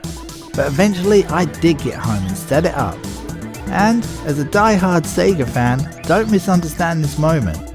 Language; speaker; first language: English; native; English